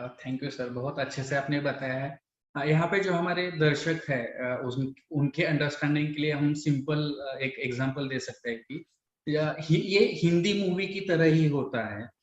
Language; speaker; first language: Hindi; non-native, local second language; Marathi